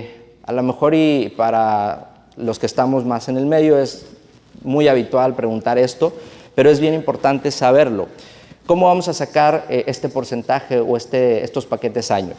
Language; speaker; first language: Spanish; native; Spanish